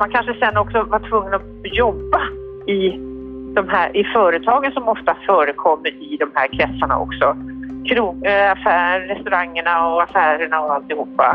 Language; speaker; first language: Swedish; native; Swedish